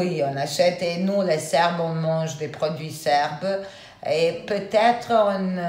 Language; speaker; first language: French; non-native, fluent; Serbian